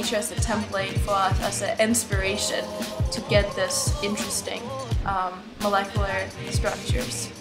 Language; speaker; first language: English; non-native, fluent; Azerbaijani